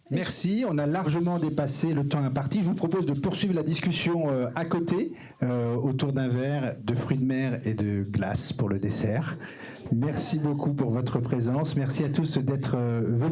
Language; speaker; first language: French; native; French